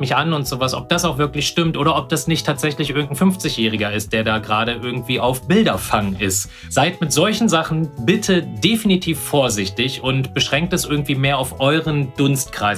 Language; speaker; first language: German; native; German